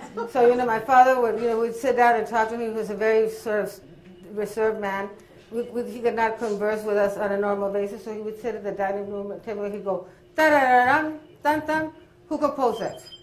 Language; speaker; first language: English; early bilingual, other home language; Spanish